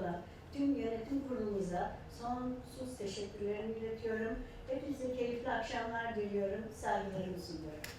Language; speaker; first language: Turkish; native; Turkish